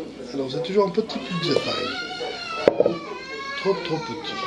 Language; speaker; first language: French; non-native, fluent; Spanish